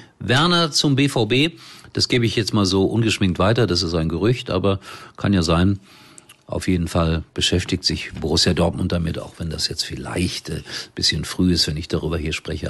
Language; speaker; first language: German; native; German